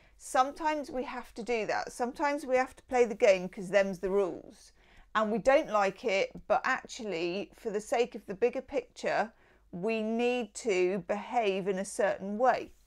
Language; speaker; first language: English; native; English